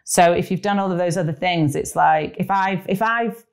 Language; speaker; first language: English; native; English